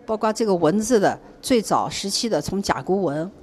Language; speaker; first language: Chinese; native; Chinese